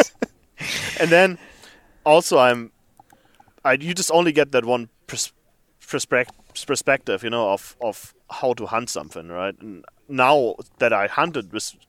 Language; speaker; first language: English; non-native, fluent; German